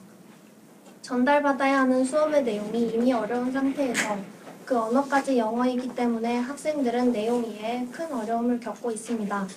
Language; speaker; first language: Korean; native; Korean